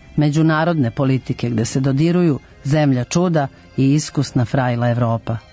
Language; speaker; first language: Serbian; native; Serbian